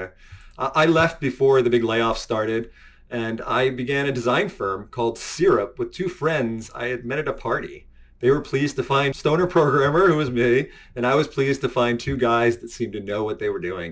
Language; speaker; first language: English; native; English